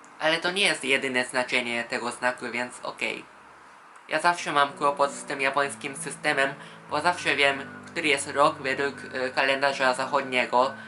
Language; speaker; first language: Polish; non-native, fluent; Japanese